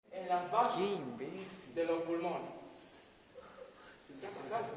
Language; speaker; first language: Spanish; native; Spanish